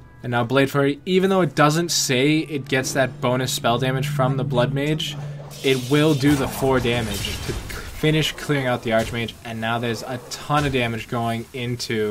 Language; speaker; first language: English; native; English